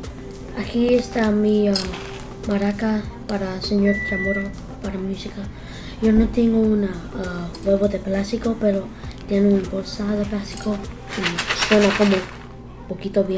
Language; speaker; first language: Spanish; non-native, learner; English